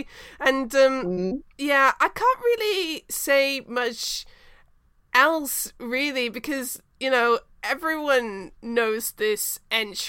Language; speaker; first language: English; native; English